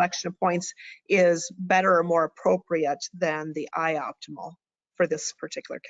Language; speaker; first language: English; native; English